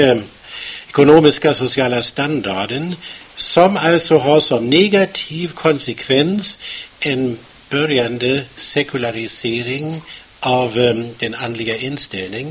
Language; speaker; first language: Swedish; non-native, fluent; German